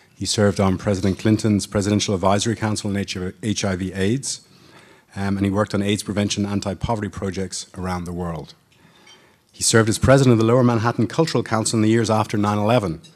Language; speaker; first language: English; native; English